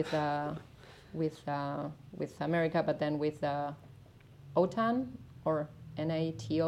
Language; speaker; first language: English; non-native, fluent; Spanish